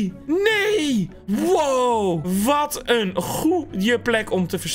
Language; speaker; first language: Dutch; native; Dutch